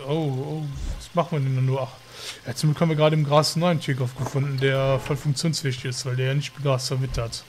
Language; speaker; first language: German; native; German